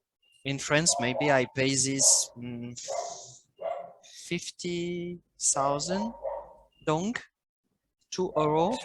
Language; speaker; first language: English; non-native, learner; French